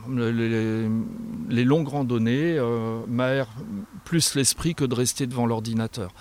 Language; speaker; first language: French; native; French